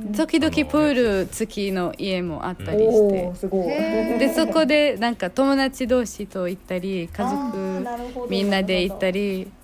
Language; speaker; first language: Japanese; non-native, fluent; Arabic